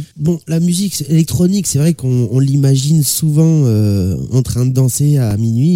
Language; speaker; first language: French; native; French